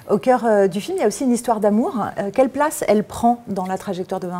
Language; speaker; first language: French; native; French